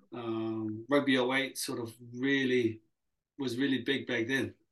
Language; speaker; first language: English; early bilingual, other home language; Samoan